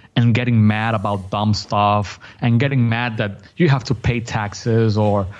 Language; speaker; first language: English; non-native, fluent; Spanish